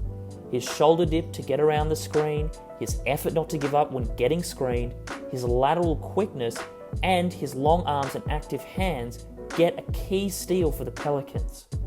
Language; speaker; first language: English; native; English